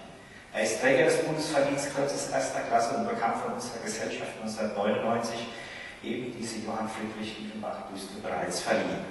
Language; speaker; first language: German; native; German